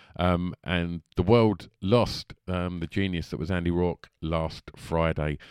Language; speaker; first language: English; native; English